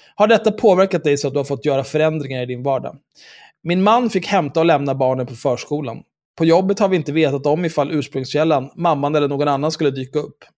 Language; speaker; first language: Swedish; native; Swedish